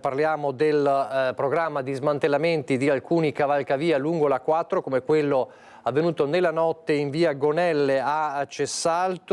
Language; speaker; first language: Italian; native; Italian